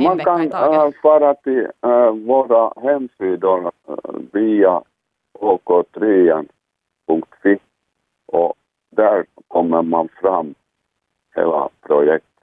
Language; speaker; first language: Swedish; non-native, local second language; Finnish